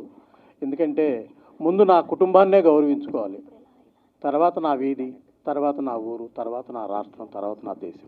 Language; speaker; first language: Telugu; native; Telugu